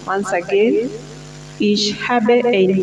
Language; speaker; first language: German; non-native, learner; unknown